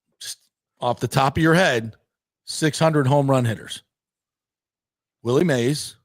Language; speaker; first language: English; native; English